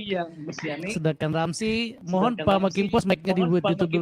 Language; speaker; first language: Indonesian; native; Indonesian